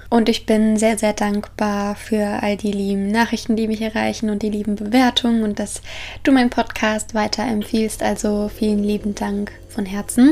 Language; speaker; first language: German; native; German